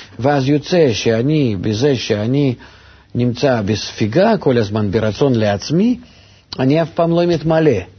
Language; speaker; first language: Hebrew; non-native, fluent; Russian